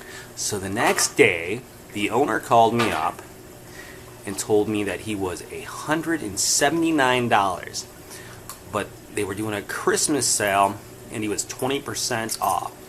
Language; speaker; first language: English; native; English